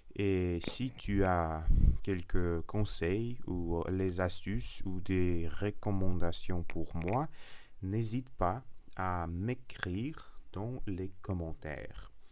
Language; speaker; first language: French; non-native, learner; Russian